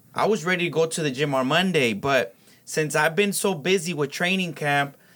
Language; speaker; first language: English; early bilingual, other home language; Spanish